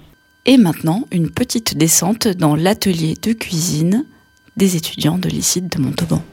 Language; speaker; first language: French; native; French